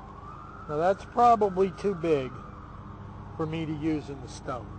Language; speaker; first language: English; native; English